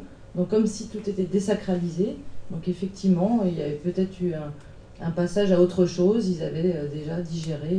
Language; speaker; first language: French; native; French